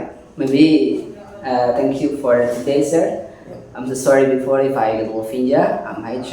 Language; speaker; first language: English; non-native, learner; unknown